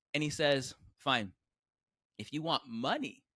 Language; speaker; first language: English; native; English